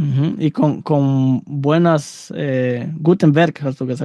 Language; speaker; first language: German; non-native, learner; Spanish